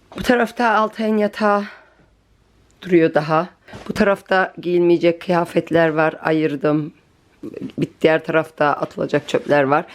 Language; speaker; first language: Turkish; early bilingual, heritage; Turkish